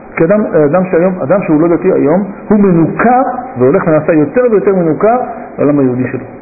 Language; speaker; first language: Hebrew; native; Hebrew